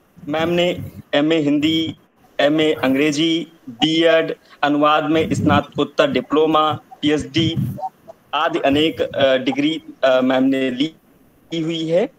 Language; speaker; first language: Hindi; native; Hindi